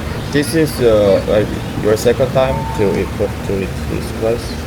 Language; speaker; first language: English; non-native, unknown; Korean